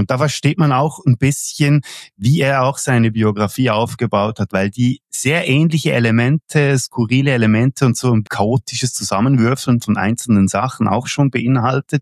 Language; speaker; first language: German; native; German